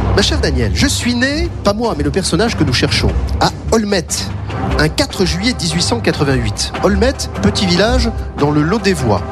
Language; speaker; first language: French; native; French